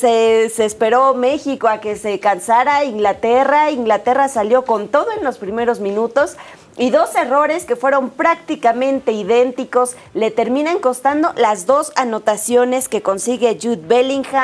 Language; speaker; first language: Spanish; native; Spanish